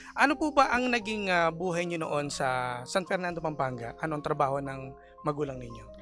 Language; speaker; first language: Filipino; native; Filipino